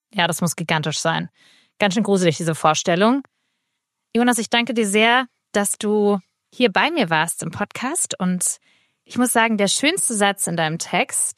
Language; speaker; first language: German; native; German